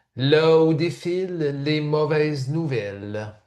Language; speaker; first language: French; native; French